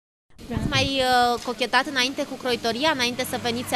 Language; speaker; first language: Romanian; native; Romanian